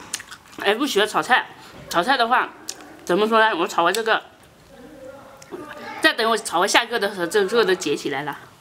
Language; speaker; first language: Chinese; native; Chinese